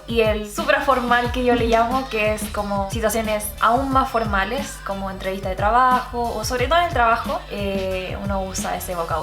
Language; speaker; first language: Spanish; early bilingual, other home language; Korean